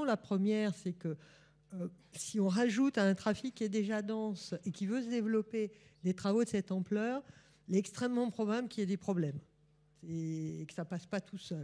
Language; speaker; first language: French; native; French